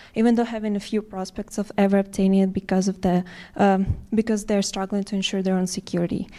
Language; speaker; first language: English; non-native, fluent; Ukrainian